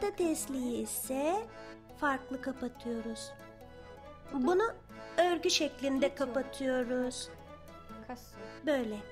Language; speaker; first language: Turkish; early bilingual, heritage; Turkish